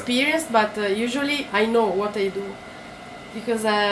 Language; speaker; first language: English; non-native, learner; Italian